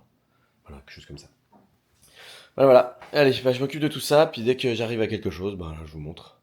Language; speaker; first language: French; native; French